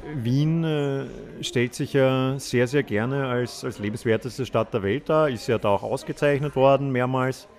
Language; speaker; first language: German; native; German